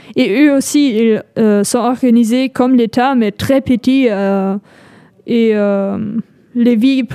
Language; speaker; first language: French; non-native, fluent; German